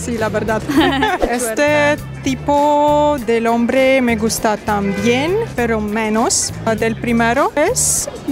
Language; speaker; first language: Spanish; non-native, learner; Russian